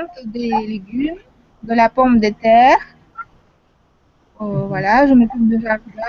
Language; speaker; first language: French; non-native, fluent; Russian